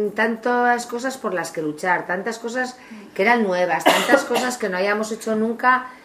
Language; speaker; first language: Spanish; non-native, local second language; Basque